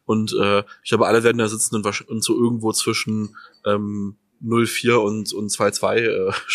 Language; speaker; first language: German; native; German